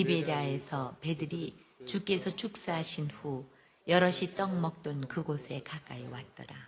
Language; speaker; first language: Korean; native; Korean